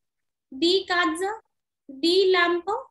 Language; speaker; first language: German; non-native, learner; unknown